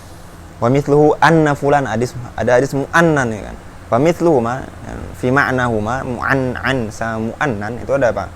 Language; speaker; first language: Indonesian; native; Indonesian